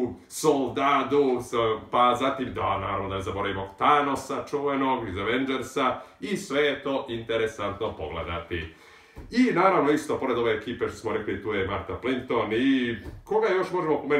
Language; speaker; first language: Serbian; native; Serbian